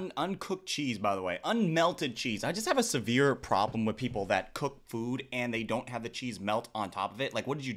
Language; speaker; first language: English; native; English